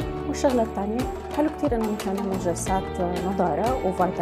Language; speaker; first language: Arabic; native; Arabic